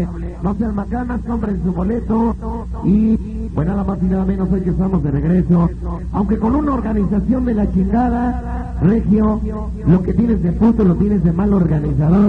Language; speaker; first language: Spanish; native; Spanish